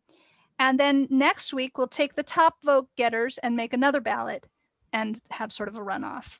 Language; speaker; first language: English; native; English